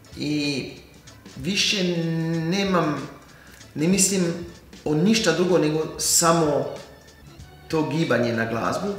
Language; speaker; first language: Croatian; non-native, fluent; French